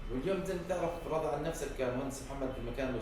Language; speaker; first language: Arabic; native; Arabic